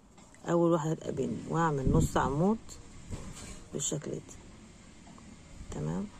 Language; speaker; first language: Arabic; native; Arabic